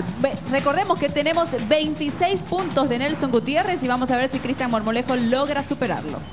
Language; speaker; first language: Spanish; native; Spanish